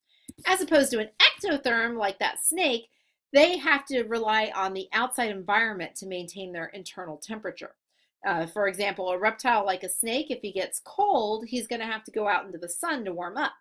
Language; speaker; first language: English; native; English